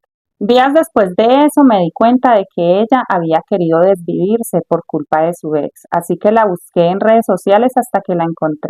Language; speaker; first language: Spanish; native; Spanish